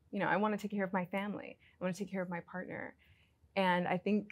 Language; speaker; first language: English; native; English